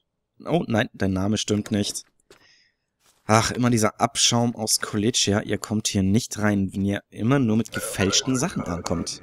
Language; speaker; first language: German; native; German